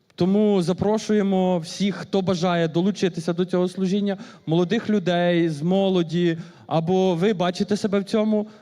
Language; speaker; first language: Ukrainian; native; Ukrainian